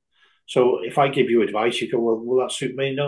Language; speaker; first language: English; native; English